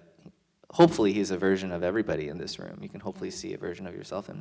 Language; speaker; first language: English; native; English